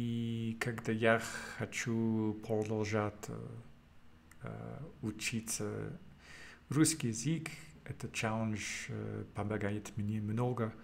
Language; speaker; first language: Russian; non-native, learner; English